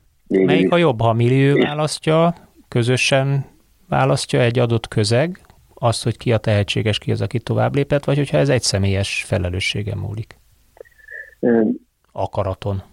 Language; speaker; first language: Hungarian; native; Hungarian